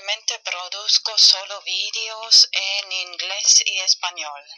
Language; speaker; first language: Spanish; non-native, fluent; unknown